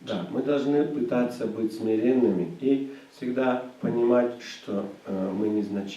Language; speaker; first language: Russian; native; Russian